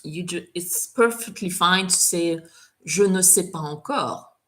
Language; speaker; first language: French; non-native, fluent; English